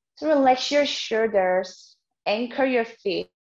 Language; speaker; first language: English; non-native, fluent; Korean